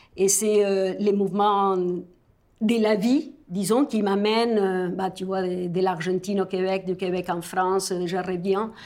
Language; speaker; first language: French; non-native, fluent; Spanish